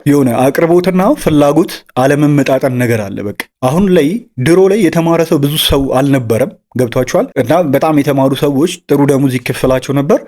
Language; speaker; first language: Amharic; native; Amharic